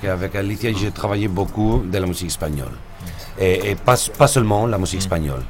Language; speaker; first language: French; non-native, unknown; Spanish